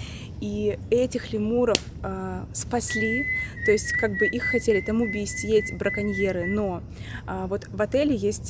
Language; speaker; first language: Russian; native; Russian